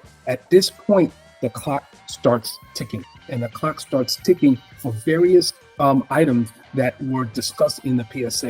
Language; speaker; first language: English; native; English